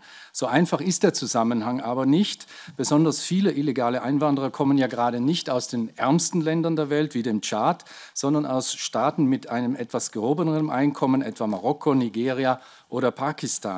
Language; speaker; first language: German; native; German